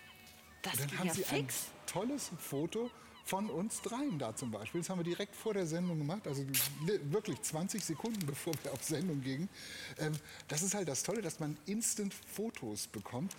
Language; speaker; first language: German; native; German